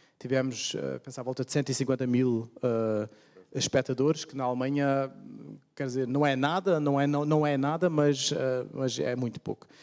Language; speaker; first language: Portuguese; early bilingual, heritage; Portuguese